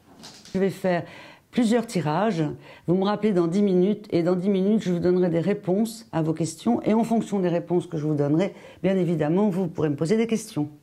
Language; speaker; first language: French; native; French